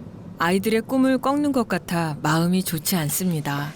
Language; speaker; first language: Korean; native; Korean